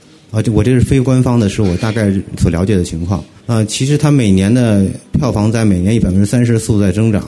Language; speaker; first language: Chinese; native; Chinese